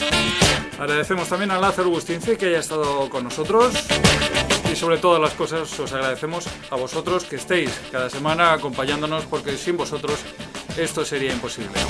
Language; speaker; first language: Spanish; native; Spanish